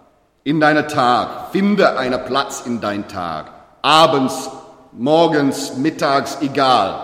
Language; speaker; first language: German; non-native, learner; English